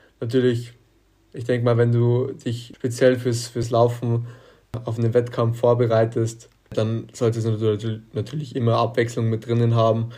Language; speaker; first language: German; native; German